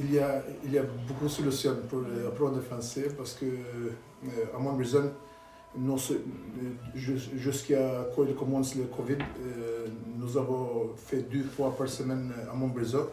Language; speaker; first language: French; non-native, learner; Albanian